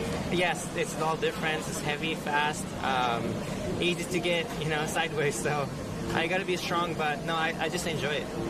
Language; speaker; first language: English; early bilingual, other home language; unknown